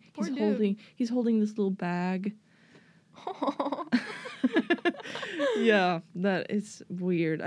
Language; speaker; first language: English; non-native, fluent; Swedish